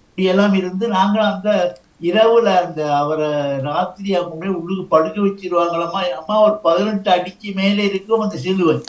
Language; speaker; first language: Tamil; native; Tamil